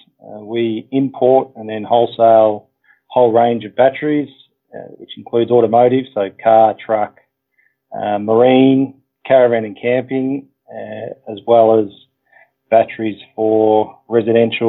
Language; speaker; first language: English; native; English